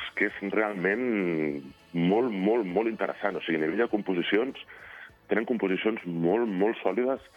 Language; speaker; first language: Catalan; native; Catalan